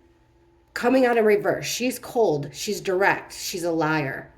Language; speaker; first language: English; native; English